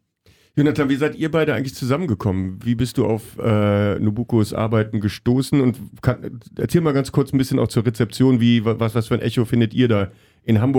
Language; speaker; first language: German; native; German